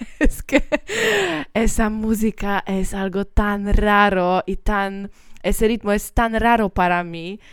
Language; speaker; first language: Spanish; non-native, learner; Polish